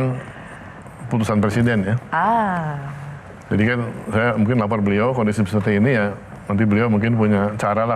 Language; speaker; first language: Indonesian; native; Indonesian